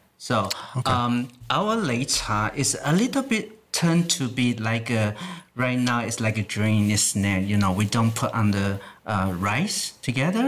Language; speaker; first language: English; non-native, fluent; Chinese